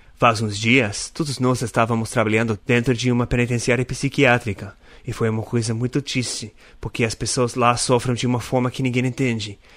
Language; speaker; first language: Portuguese; non-native, learner; English